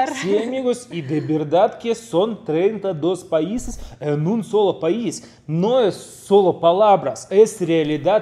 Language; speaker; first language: Spanish; non-native, fluent; Russian